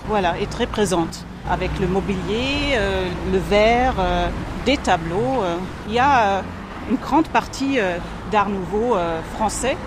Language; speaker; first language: French; non-native, fluent; German